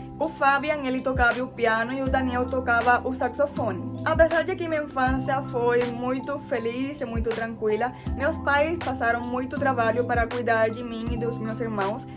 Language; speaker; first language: Portuguese; non-native, fluent; Spanish